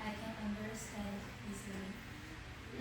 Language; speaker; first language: English; non-native, learner; Korean